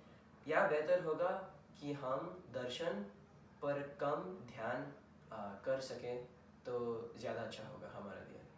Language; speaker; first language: Hindi; early bilingual, heritage; Hindi